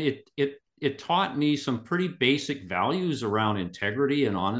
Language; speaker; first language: English; native; English